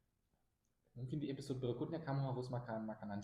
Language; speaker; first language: Indonesian; non-native, fluent; German